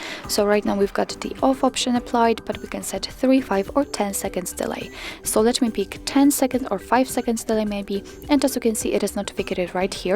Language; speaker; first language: English; non-native, fluent; Polish